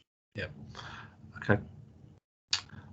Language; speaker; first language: English; native; English